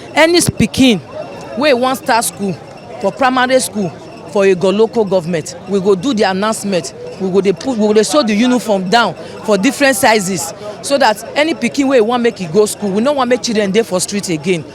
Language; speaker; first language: Nigerian Pidgin; non-native, local second language; Bini